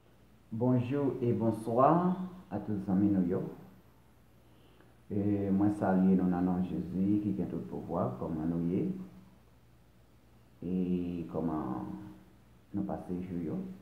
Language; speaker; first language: French; non-native, local second language; Haitian Creole